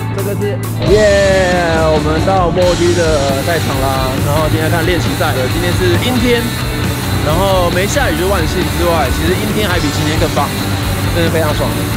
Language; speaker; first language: Chinese; native; Chinese